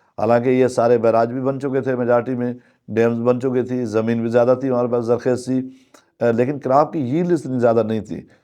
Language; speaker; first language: Urdu; non-native, local second language; Sindhi